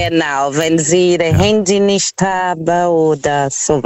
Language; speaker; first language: German; non-native, fluent; Portuguese